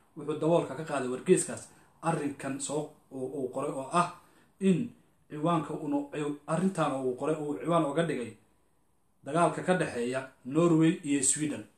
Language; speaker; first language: Somali; native; Somali